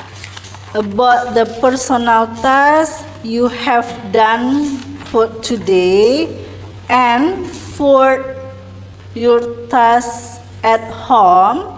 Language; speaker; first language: English; non-native, learner; Indonesian